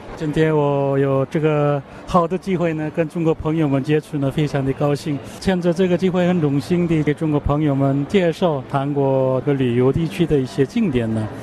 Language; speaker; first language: Chinese; non-native, fluent; Korean